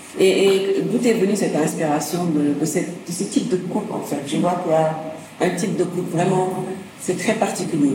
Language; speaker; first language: French; non-native, local second language; Wolof